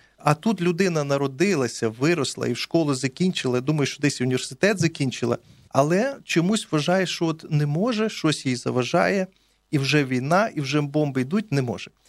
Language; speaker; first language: Ukrainian; native; Ukrainian